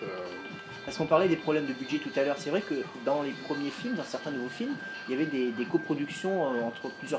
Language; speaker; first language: French; native; French